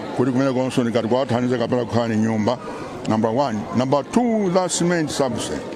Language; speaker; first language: Nyanja; non-native, local second language; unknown